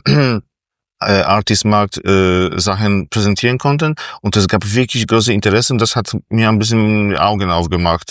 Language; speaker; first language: German; non-native, fluent; Polish